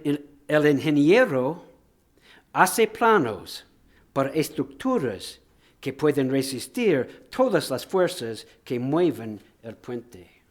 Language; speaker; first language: Spanish; non-native, fluent; English